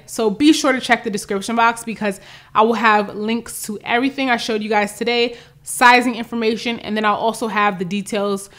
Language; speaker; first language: English; native; English